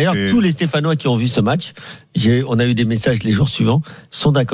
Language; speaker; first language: French; native; French